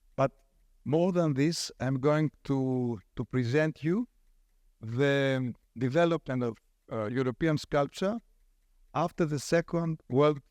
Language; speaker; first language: English; non-native, fluent; Greek